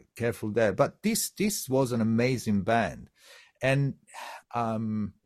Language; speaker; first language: English; non-native, fluent; Italian